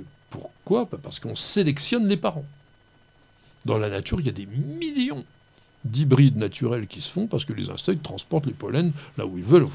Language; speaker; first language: French; native; French